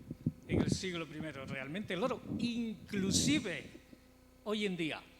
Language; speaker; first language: Spanish; native; Spanish